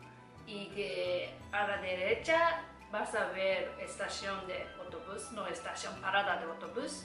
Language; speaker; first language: Spanish; non-native, learner; Japanese